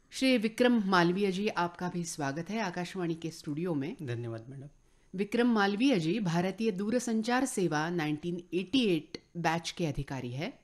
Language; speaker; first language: Hindi; non-native, local second language; Marathi